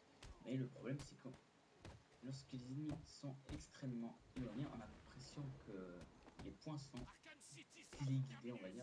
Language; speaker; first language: French; native; French